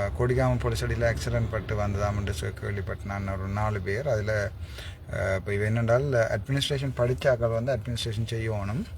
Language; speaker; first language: Tamil; native; Tamil